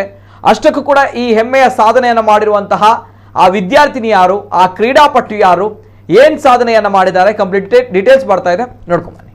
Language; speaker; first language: Kannada; native; Kannada